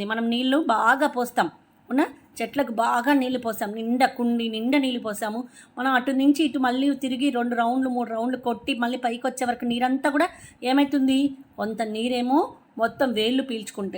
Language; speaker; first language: Telugu; native; Telugu